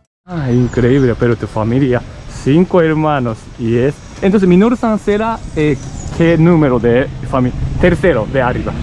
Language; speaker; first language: Spanish; non-native, learner; Japanese